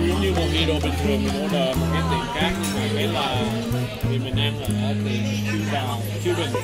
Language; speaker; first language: Vietnamese; early bilingual, heritage; Vietnamese